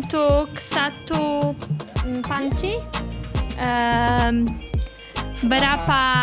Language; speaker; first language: Indonesian; non-native, learner; Polish